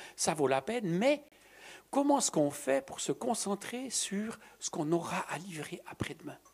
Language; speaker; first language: French; native; French